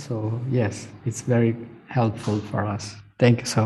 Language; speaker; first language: English; non-native, local second language; Urdu